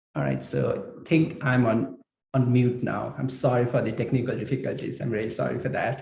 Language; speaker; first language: English; non-native, local second language; Nepali